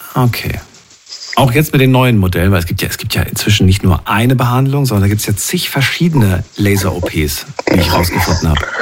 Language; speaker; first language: German; native; German